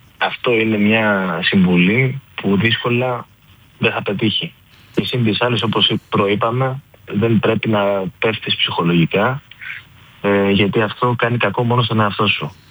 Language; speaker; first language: Greek; native; Greek